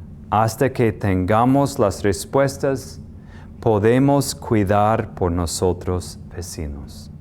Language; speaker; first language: Spanish; non-native, fluent; English